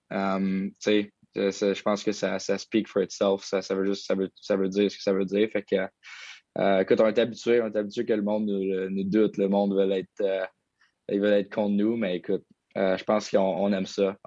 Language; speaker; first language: French; native; French